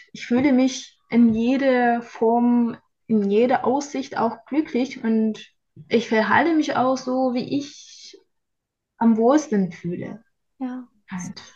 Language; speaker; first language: German; non-native, fluent; Turkish